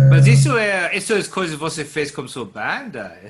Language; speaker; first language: Portuguese; non-native, learner; English